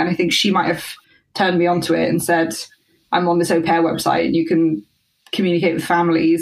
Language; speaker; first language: English; native; English